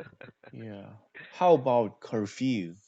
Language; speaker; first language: English; non-native, learner; Korean